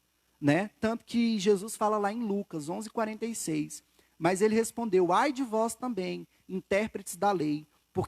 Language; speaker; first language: Portuguese; native; Portuguese